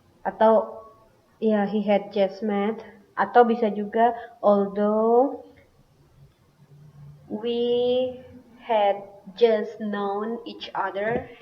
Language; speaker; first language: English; non-native, fluent; Indonesian